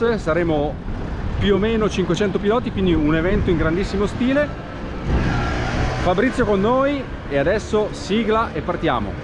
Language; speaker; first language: Italian; native; Italian